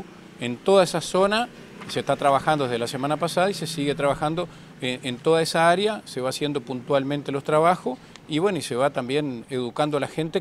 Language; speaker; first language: Spanish; native; Spanish